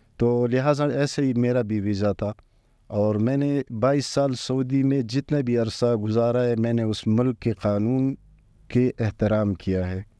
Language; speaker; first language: Urdu; non-native, local second language; Pashto